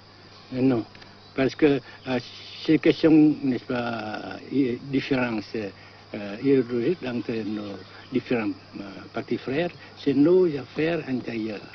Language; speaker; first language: French; non-native, fluent; Vietnamese